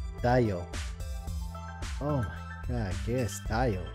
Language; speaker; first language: Spanish; non-native, learner; English